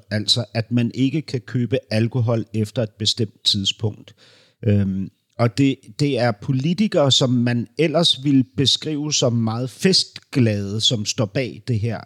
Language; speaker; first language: Danish; native; Danish